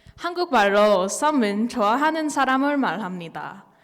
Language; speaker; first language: Korean; non-native, learner; English